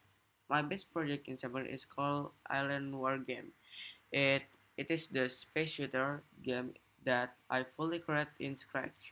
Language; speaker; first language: English; non-native, learner; Indonesian